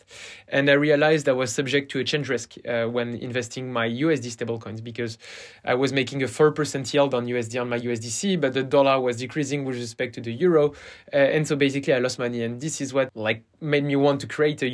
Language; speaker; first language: English; non-native, fluent; French